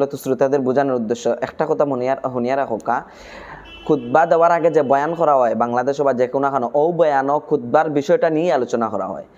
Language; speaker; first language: Bangla; non-native, local second language; Sylheti